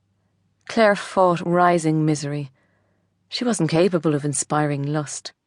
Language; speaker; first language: English; native; English